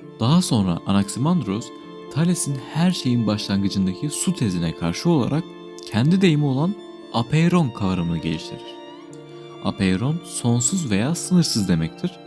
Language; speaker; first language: Turkish; native; Turkish